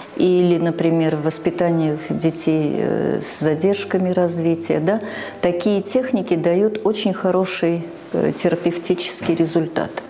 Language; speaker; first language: Russian; native; Russian